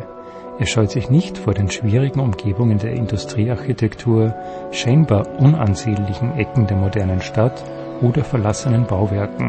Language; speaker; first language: German; native; German